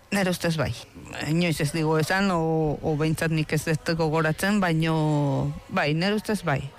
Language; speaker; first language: Basque; early bilingual, heritage; Spanish